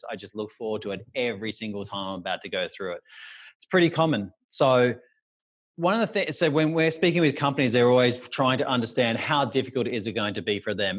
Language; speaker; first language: English; native; English